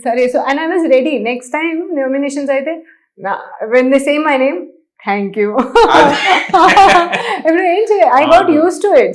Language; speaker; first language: Telugu; non-native, local second language; Hindi